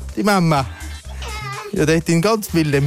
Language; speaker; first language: German; native; German